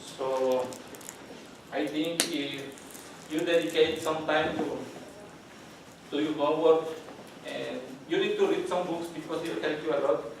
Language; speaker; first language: English; non-native, learner; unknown